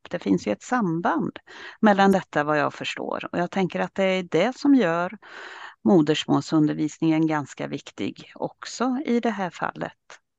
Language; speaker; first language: Swedish; early bilingual, other home language; Finnish